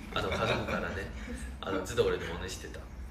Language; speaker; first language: Japanese; non-native, fluent; Chinese